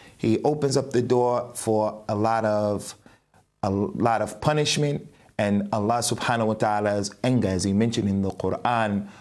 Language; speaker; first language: English; native; English